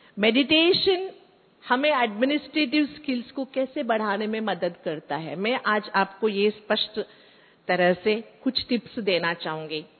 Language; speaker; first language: Hindi; non-native, local second language; Kannada